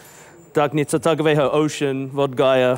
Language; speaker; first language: Czech; non-native, fluent; English